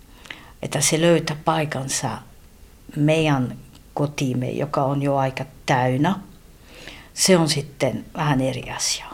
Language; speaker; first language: Finnish; non-native, fluent; French